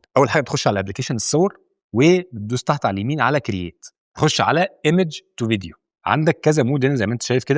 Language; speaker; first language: Arabic; native; Arabic